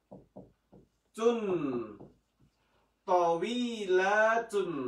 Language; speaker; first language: Arabic; non-native, fluent; Western Cham